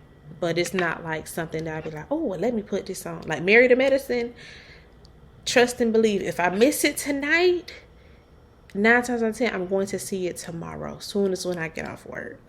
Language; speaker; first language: English; native; English